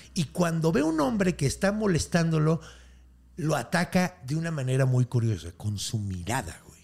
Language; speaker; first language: Spanish; native; Spanish